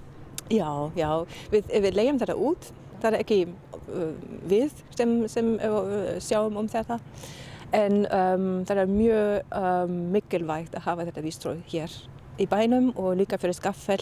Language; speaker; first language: Icelandic; non-native, learner; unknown